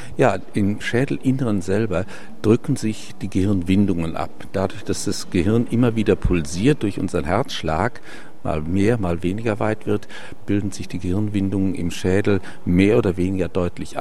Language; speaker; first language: German; native; German